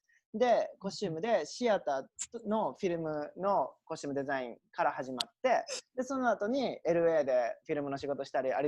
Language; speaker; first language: Japanese; native; Japanese